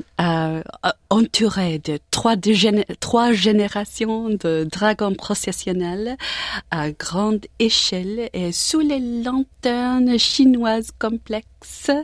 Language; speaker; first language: French; non-native, learner; English